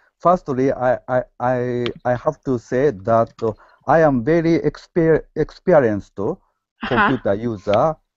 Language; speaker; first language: English; non-native, learner; Japanese